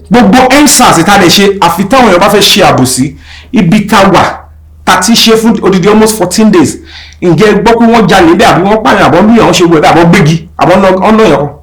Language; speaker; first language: Yoruba; native; Yoruba